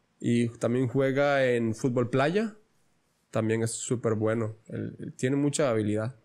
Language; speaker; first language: Spanish; native; Spanish